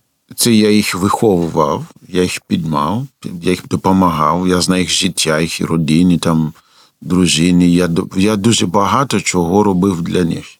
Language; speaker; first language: Ukrainian; non-native, fluent; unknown